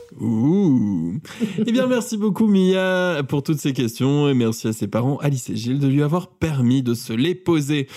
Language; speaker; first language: French; native; French